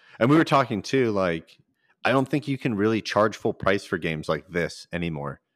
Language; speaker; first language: English; native; English